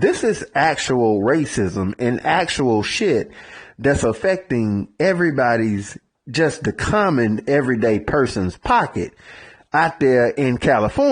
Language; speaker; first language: English; native; English